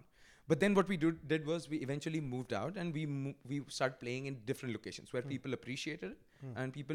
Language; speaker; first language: English; non-native, local second language; Odia